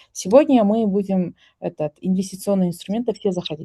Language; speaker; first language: Russian; non-native, local second language; Kazakh